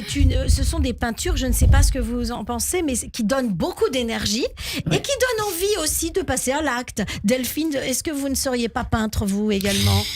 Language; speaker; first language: French; native; French